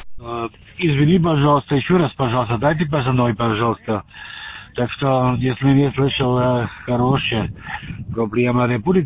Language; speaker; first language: Russian; non-native, learner; German